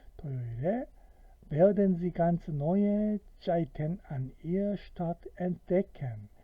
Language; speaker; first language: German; non-native, fluent; Korean